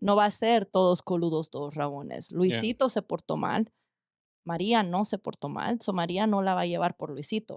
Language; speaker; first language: Spanish; early bilingual, other home language; English